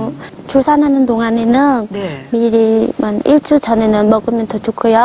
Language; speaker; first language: Korean; non-native, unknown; Khmer